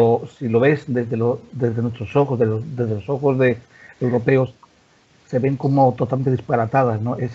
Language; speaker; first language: Spanish; native; Spanish